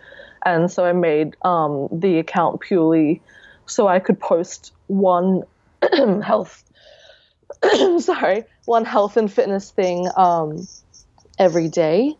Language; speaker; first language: English; native; English